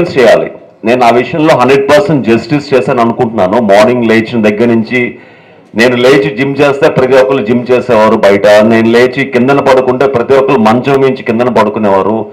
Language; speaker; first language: Telugu; native; Telugu